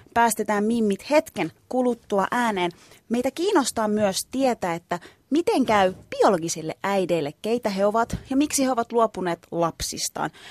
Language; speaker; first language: Finnish; early bilingual, other home language; Turkish